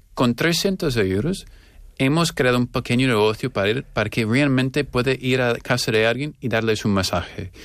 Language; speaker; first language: Spanish; non-native, fluent; English